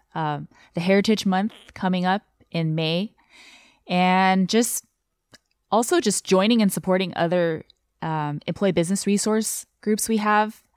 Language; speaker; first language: English; non-native, fluent; Chinese